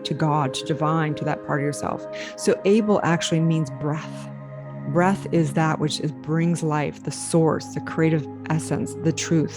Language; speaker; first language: English; native; English